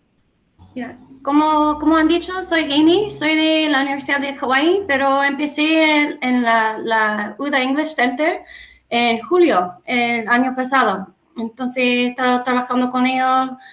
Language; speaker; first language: Spanish; non-native, learner; English